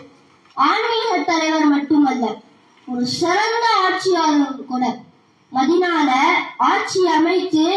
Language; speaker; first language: Tamil; native; Tamil